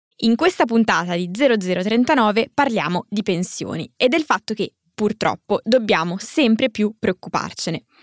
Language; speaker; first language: Italian; native; Italian